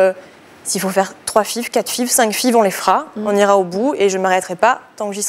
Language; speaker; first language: French; native; French